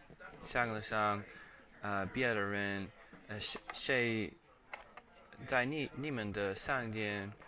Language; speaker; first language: Chinese; non-native, learner; English